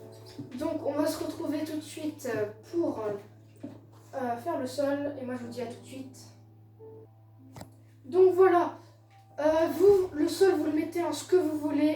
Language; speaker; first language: French; native; French